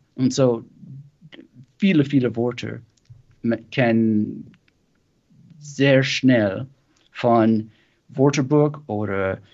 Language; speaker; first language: German; non-native, learner; English